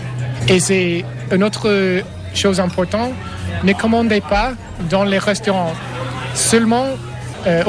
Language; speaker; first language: French; non-native, learner; English